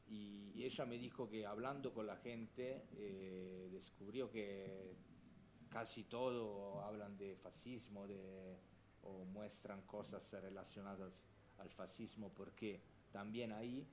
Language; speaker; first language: Spanish; non-native, fluent; Italian